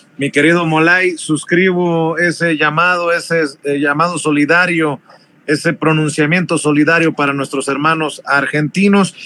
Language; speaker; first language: Spanish; native; Spanish